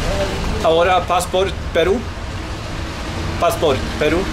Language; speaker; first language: Spanish; non-native, learner; English